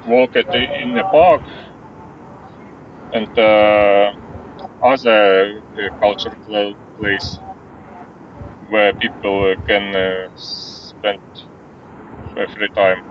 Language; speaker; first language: English; non-native, learner; Ukrainian